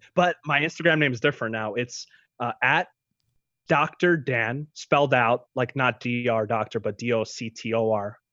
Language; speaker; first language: English; early bilingual, other home language; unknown